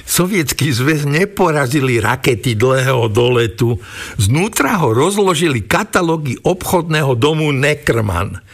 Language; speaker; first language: Slovak; native; Slovak